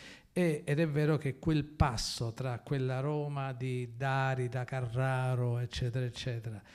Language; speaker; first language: Italian; native; Italian